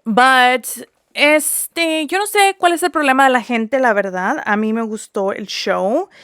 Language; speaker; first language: Spanish; early bilingual, other home language; English